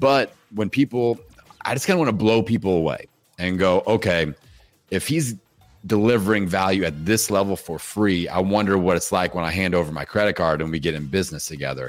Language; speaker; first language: English; native; English